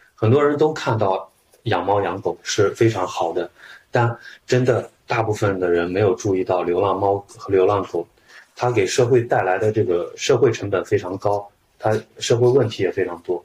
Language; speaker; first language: Chinese; native; Chinese